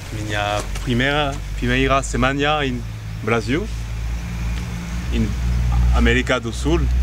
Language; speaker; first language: Portuguese; non-native, learner; French